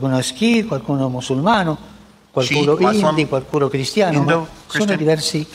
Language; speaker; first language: Italian; early bilingual, heritage; Spanish